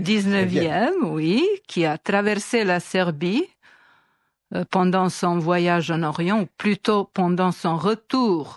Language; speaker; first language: French; non-native, fluent; Serbian